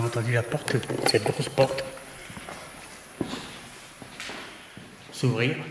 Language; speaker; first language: French; native; French